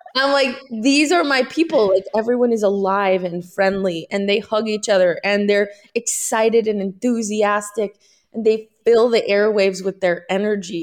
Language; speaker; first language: English; early bilingual, other home language; Spanish